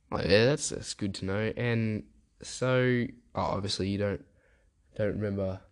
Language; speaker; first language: English; early bilingual, other home language; German